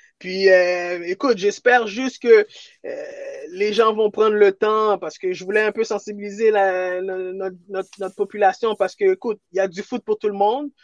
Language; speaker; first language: French; early bilingual, other home language; Haitian Creole